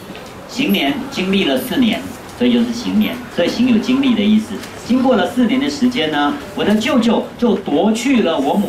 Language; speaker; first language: Chinese; native; Chinese